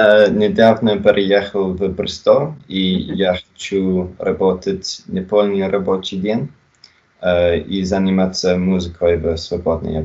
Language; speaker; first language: Russian; non-native, learner; English